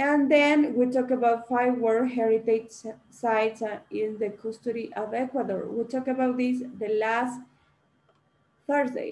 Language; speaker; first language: English; non-native, learner; Spanish